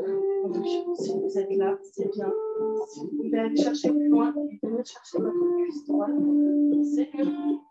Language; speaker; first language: French; native; French